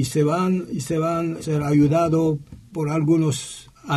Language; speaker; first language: Spanish; non-native, learner; French